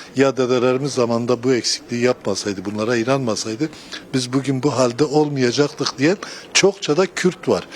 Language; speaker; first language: Turkish; non-native, local second language; Kurdish